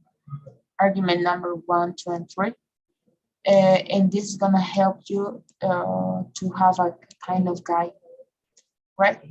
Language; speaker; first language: English; non-native, fluent; Spanish